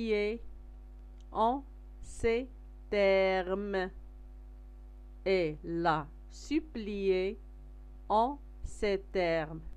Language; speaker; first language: French; non-native, local second language; Arabic